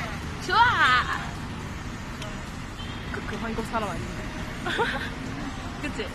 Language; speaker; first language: Korean; non-native, learner; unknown